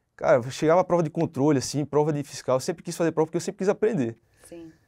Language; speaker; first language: Portuguese; native; Portuguese